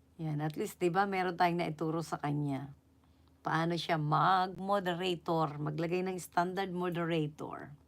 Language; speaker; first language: Filipino; non-native, local second language; Iloko